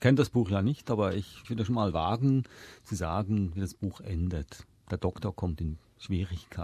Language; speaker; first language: German; native; German